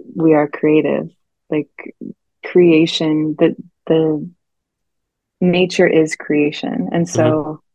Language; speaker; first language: English; native; English